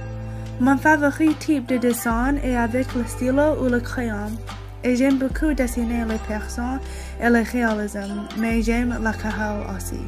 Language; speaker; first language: French; non-native, learner; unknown